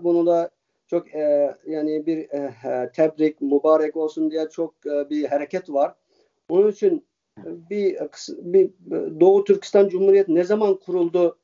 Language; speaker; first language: Turkish; early bilingual, heritage; Uyghur